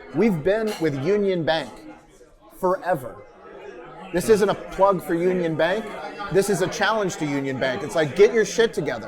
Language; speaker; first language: English; native; English